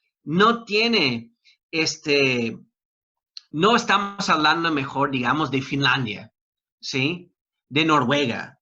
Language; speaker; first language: Spanish; non-native, fluent; English